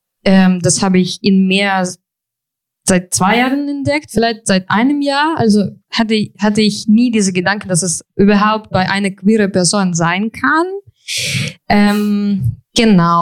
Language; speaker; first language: German; non-native, fluent; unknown